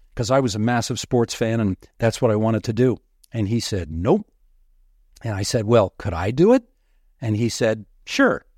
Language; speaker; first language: English; native; English